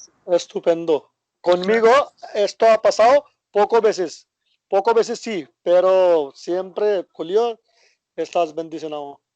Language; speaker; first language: Spanish; non-native, learner; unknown